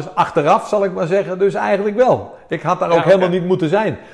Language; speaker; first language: Dutch; early bilingual, other home language; Armenian